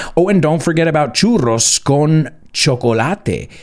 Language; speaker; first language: English; early bilingual, other home language; Spanish